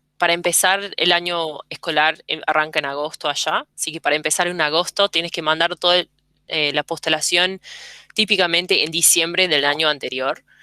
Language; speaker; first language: Spanish; early bilingual, heritage; English